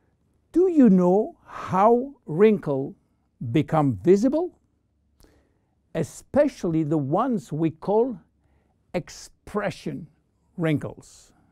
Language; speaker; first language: English; non-native, fluent; French